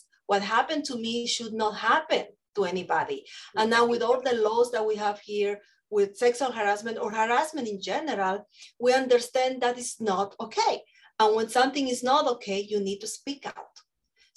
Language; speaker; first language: English; non-native, fluent; Spanish